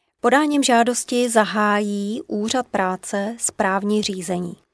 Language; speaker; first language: Czech; native; Czech